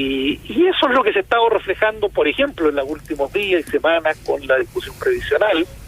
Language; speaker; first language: Spanish; native; Spanish